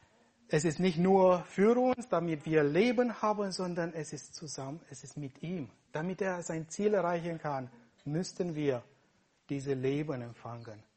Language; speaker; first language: German; non-native, fluent; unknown